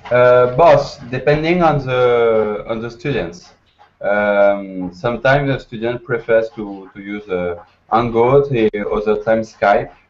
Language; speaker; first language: English; non-native, learner; French